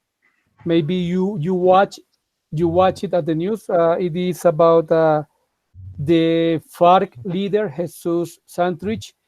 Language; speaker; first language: English; non-native, fluent; Spanish